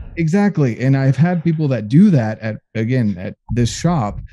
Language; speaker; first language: English; native; English